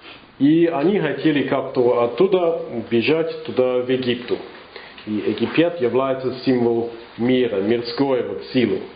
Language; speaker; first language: Russian; non-native, learner; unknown